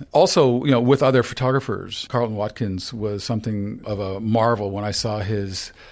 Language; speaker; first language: English; non-native, fluent; Ukrainian